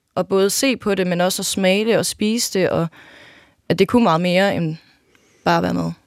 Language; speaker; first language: Danish; native; Danish